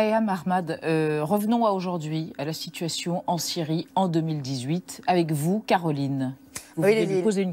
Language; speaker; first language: French; native; French